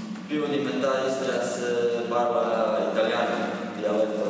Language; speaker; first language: Italian; non-native, learner; Croatian